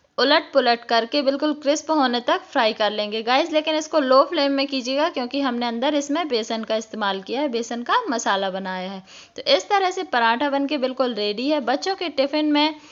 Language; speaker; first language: Hindi; native; Hindi